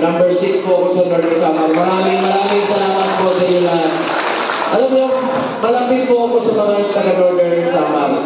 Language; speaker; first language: Filipino; non-native, local second language; Cebuano